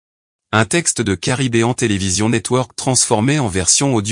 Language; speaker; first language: French; non-native, local second language; Haitian Creole